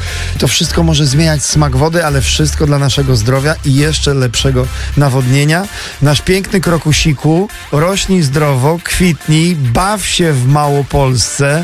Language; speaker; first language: Polish; native; Polish